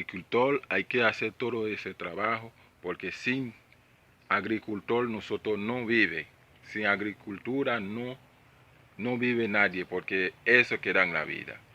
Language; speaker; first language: Spanish; non-native, learner; Haitian Creole